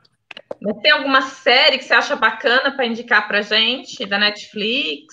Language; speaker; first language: Portuguese; native; Portuguese